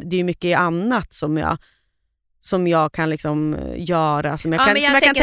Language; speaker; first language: Swedish; native; Swedish